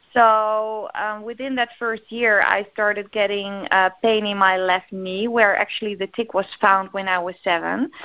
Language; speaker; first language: English; non-native, fluent; Dutch